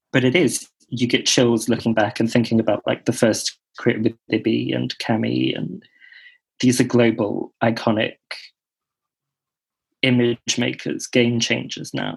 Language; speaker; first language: English; native; English